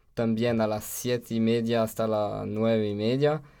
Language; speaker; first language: Spanish; non-native, fluent; French